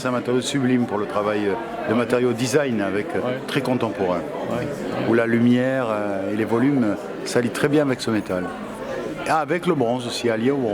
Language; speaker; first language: French; native; French